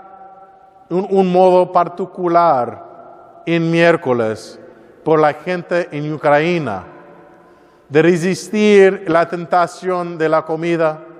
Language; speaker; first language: Spanish; non-native, learner; English